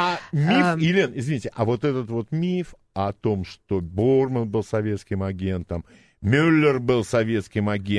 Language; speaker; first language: Russian; native; Russian